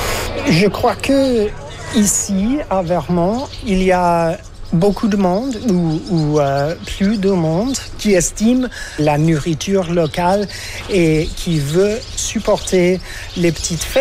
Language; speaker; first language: French; non-native, fluent; English